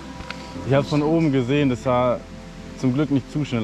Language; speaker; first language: German; native; German